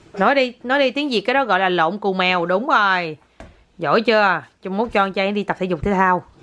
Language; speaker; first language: Vietnamese; native; Vietnamese